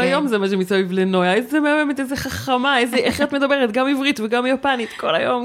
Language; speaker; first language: Hebrew; native; Hebrew